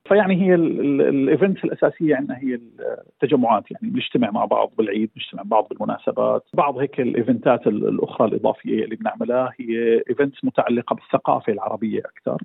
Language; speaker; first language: Arabic; native; Arabic